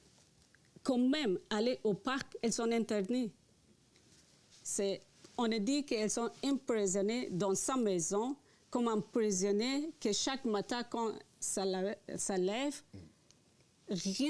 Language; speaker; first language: French; non-native, learner; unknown